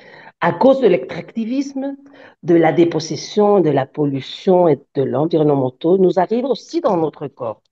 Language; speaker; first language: French; non-native, fluent; Spanish